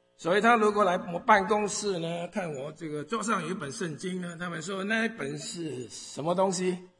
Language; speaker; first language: Chinese; early bilingual, heritage; Chinese